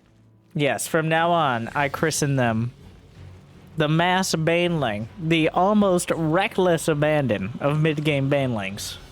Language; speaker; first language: English; native; English